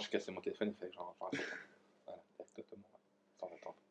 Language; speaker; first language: French; native; French